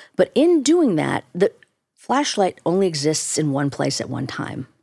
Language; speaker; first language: English; native; English